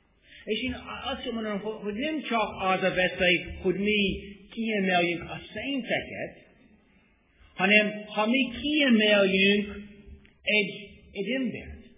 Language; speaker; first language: Hungarian; non-native, fluent; English